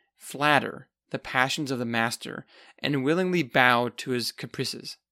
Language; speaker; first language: English; native; English